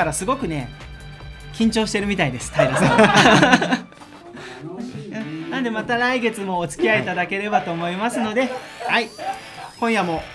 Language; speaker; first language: Japanese; native; Japanese